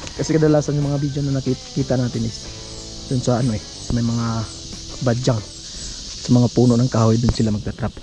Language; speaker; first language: Filipino; non-native, local second language; Cebuano